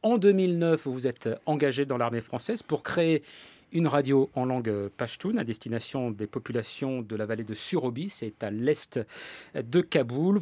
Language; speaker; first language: French; native; French